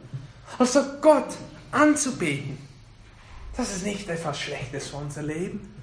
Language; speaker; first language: German; non-native, fluent; English